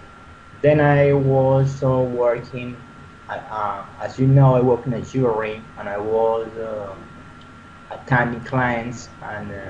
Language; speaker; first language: English; non-native, learner; Spanish